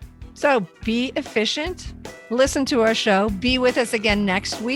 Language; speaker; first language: English; native; English